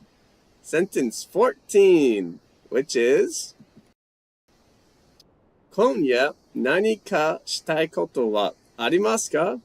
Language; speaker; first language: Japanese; non-native, learner; English